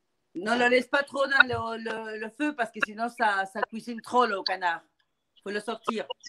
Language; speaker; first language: French; non-native, fluent; Spanish